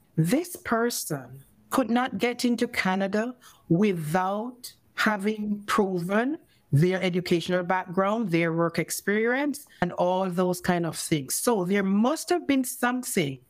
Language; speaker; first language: English; native; English